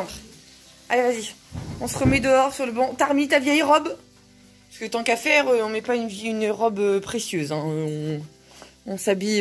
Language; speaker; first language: French; native; French